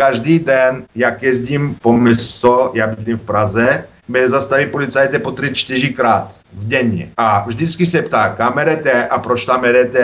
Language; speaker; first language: Czech; non-native, learner; Bulgarian